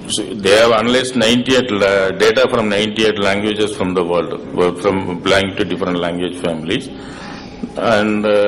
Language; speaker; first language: English; non-native, local second language; Tamil